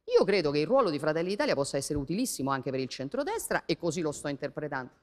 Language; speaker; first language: Italian; native; Italian